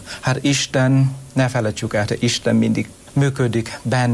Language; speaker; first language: Hungarian; non-native, learner; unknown